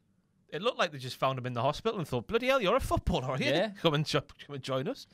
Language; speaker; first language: English; native; English